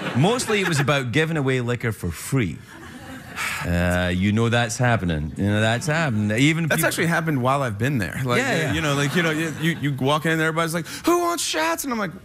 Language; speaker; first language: English; native; English